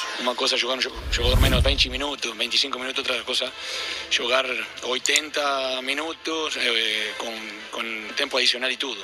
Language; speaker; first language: Portuguese; non-native, fluent; Spanish